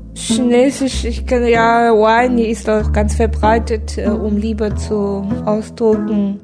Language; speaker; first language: German; non-native, learner; Chinese